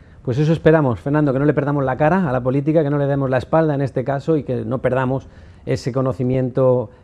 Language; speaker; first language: Spanish; native; Spanish